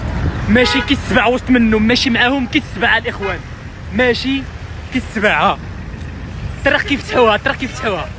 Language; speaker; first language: Arabic; native; Arabic